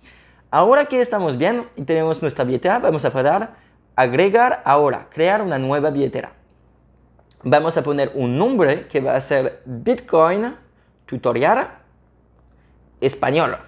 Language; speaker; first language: Spanish; non-native, fluent; French